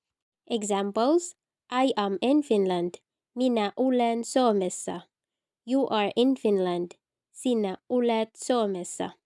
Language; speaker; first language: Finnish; non-native, fluent; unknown